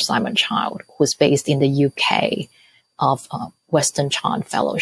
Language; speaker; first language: English; non-native, local second language; Cantonese